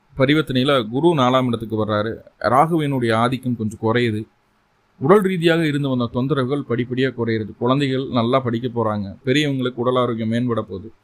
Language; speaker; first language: Tamil; native; Tamil